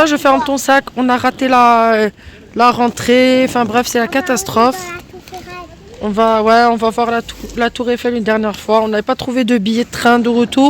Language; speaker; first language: French; native; French